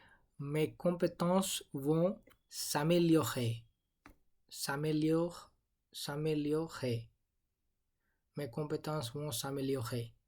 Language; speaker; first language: French; non-native, learner; English